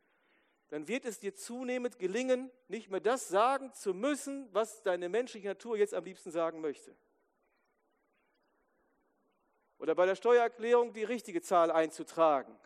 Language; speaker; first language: German; native; German